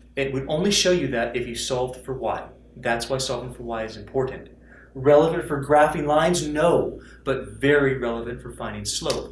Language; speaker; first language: English; native; English